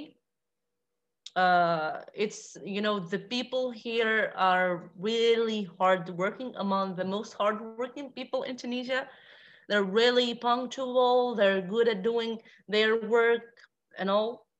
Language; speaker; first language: English; non-native, fluent; Arabic